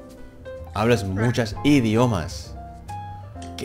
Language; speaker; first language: Spanish; non-native, learner; Indonesian